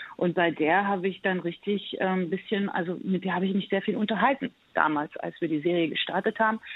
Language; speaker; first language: German; early bilingual, other home language; Persian